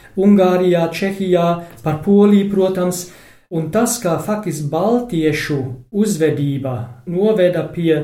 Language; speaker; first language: Latvian; non-native, fluent; German